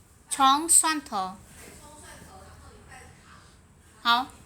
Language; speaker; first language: Chinese; early bilingual, heritage; Chinese